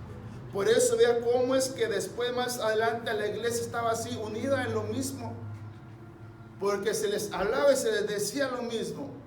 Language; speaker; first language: Spanish; native; Spanish